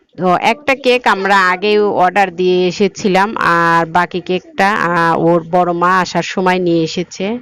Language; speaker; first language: Bangla; native; Bangla